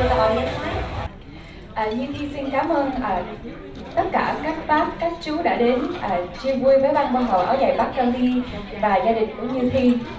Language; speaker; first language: Vietnamese; early bilingual, heritage; Vietnamese